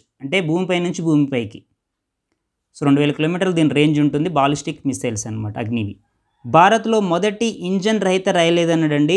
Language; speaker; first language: Telugu; native; Telugu